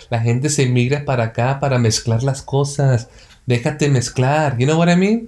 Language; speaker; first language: Spanish; early bilingual, heritage; Spanish